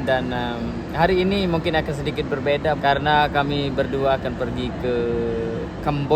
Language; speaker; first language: Indonesian; non-native, local second language; Sasak